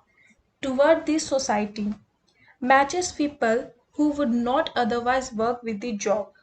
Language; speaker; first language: English; non-native, local second language; Hindi